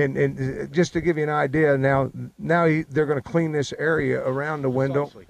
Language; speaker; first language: English; native; English